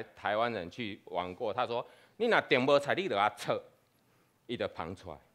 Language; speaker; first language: Chinese; non-native, fluent; Spanish